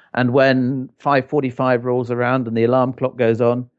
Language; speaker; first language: English; native; English